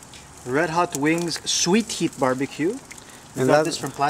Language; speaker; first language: English; native; English